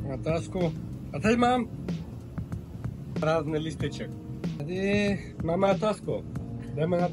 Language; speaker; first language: Czech; non-native, fluent; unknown